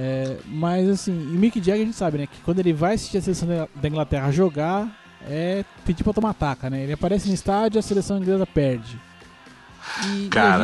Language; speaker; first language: Portuguese; native; Portuguese